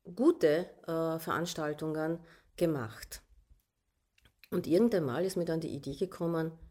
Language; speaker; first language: German; non-native, local second language; Slovenian